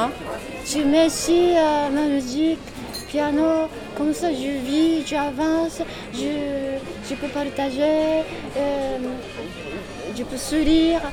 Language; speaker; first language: French; non-native, learner; Japanese